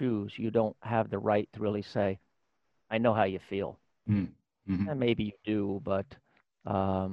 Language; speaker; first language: English; native; English